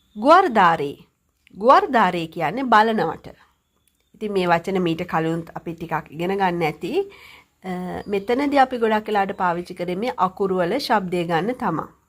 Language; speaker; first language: Sinhala; native; Sinhala